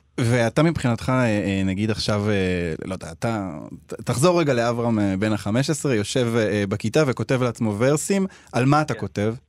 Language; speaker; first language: Hebrew; native; Hebrew